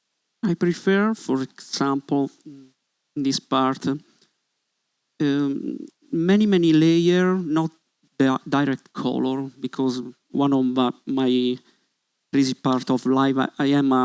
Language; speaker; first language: English; non-native, learner; Italian